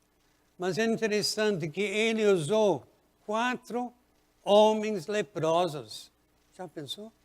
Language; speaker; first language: Portuguese; non-native, fluent; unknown